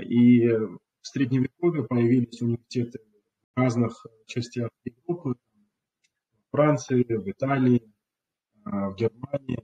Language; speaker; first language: Russian; non-native, local second language; Kumyk